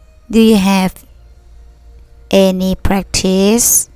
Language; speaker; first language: English; non-native, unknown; Thai